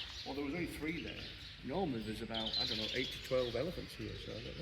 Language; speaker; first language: English; native; English